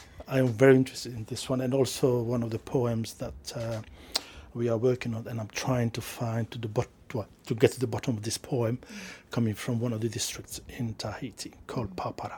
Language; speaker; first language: English; non-native, fluent; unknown